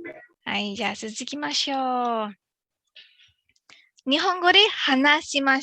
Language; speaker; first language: Japanese; non-native, fluent; Indonesian